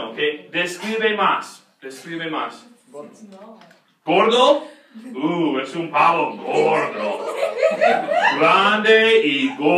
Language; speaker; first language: Spanish; non-native, fluent; English